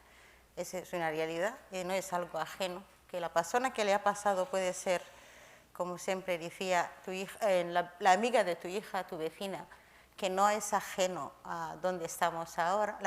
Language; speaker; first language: Spanish; non-native, fluent; Somali